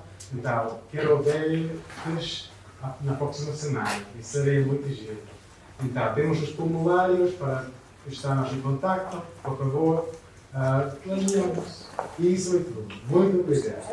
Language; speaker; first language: Portuguese; non-native, learner; English